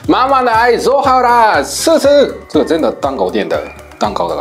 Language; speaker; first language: Chinese; non-native, fluent; Japanese